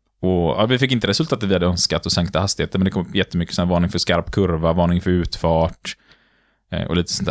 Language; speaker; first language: Swedish; native; Swedish